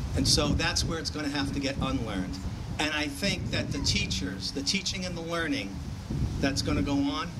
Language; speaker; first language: English; native; English